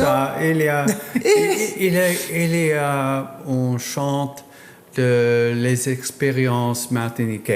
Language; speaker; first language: French; non-native, learner; English